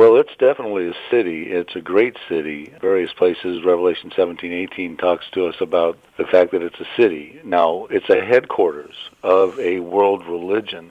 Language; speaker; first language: English; native; English